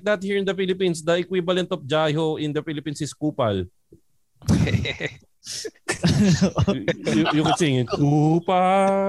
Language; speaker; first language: English; non-native, local second language; Filipino